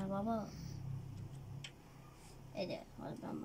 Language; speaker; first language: Arabic; native; Arabic